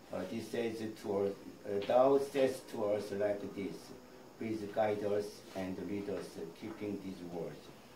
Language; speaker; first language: English; non-native, learner; Korean